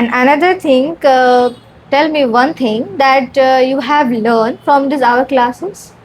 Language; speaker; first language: English; non-native, learner; Marathi